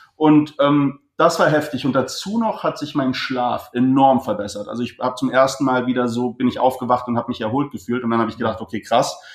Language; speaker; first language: German; native; German